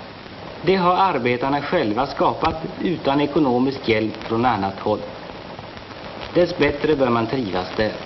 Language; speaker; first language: Swedish; native; Swedish